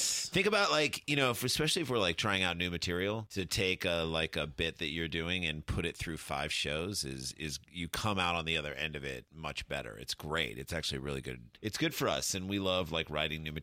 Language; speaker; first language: English; native; English